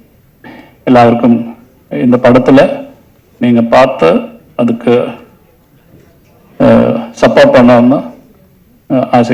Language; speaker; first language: Tamil; non-native, learner; Malayalam